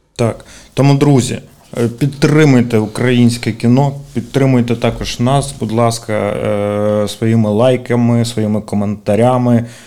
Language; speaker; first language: Ukrainian; native; Ukrainian